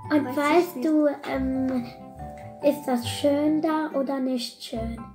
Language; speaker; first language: German; early bilingual, other home language; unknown